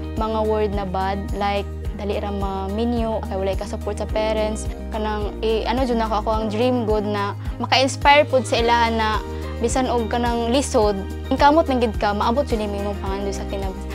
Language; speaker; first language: Cebuano; non-native, local second language; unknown